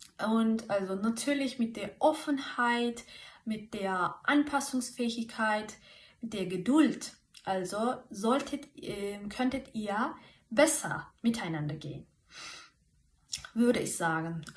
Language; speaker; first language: German; non-native, fluent; Turkish